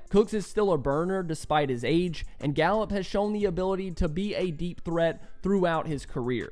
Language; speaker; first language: English; native; English